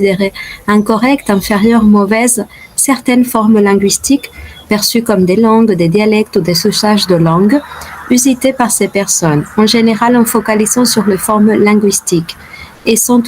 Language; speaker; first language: French; non-native, fluent; Spanish